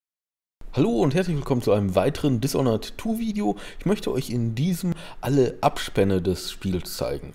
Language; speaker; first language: German; native; German